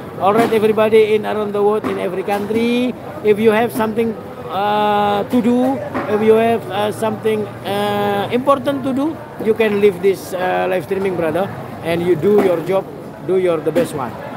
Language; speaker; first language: English; non-native, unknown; Indonesian